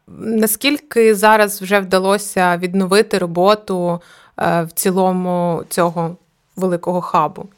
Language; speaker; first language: Ukrainian; native; Ukrainian